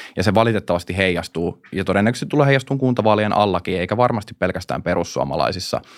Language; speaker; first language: Finnish; native; Finnish